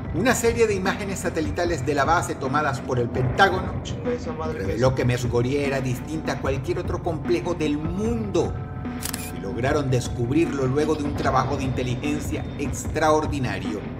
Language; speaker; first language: Spanish; native; Spanish